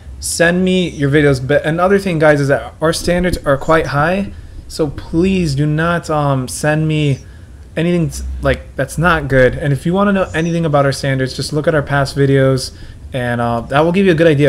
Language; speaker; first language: English; native; English